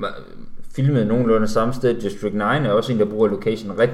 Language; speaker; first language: Danish; native; Danish